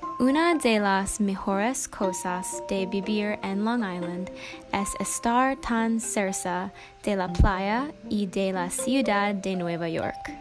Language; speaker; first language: Spanish; non-native, learner; English